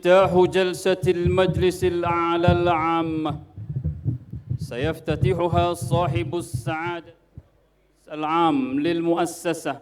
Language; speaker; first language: Arabic; non-native, fluent; Indonesian